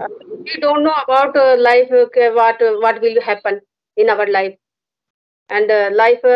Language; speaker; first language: English; non-native, learner; Hindi